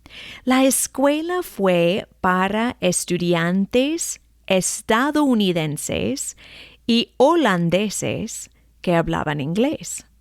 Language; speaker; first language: Spanish; non-native, fluent; English